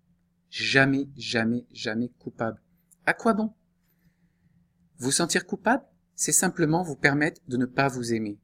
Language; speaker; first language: French; native; French